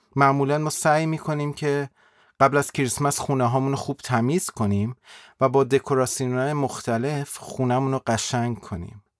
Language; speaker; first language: Persian; native; Persian